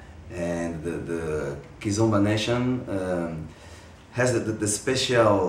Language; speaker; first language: English; non-native, fluent; Portuguese